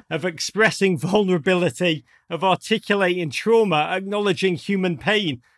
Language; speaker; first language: English; native; English